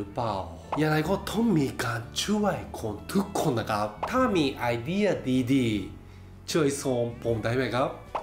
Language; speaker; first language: Thai; non-native, fluent; Japanese